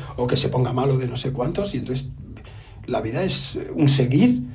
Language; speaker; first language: Spanish; native; Spanish